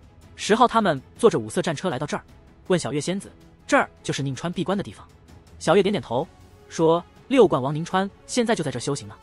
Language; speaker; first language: Chinese; native; Chinese